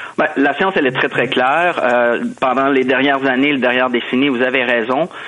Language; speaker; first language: French; native; French